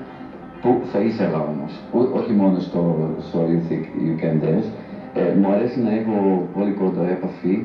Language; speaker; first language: Greek; non-native, fluent; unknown